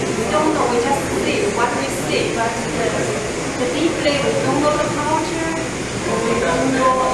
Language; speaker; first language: English; non-native, learner; Chinese